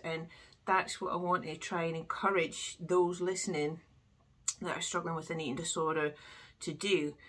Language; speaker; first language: English; native; English